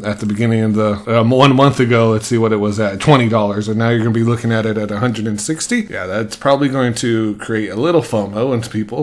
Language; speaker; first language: English; native; English